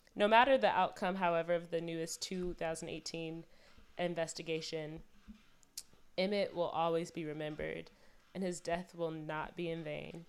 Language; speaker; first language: English; native; English